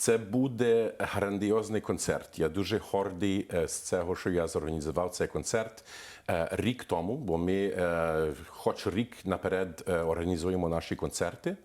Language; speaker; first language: Ukrainian; early bilingual, heritage; Ukrainian